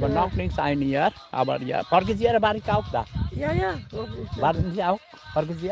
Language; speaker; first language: German; non-native, learner; Bangla